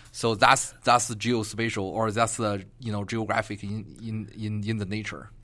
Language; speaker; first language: English; non-native, fluent; Chinese